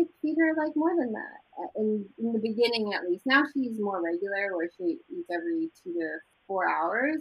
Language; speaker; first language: English; native; English